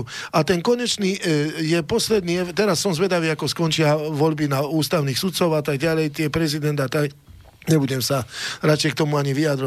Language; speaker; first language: Slovak; native; Slovak